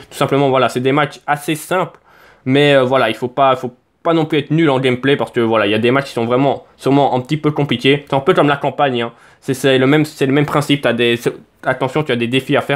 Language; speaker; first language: French; native; French